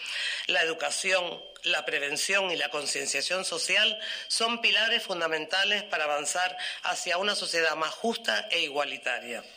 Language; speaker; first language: Spanish; native; Spanish